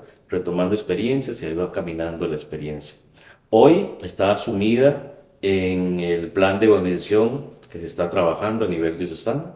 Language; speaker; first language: Spanish; native; Spanish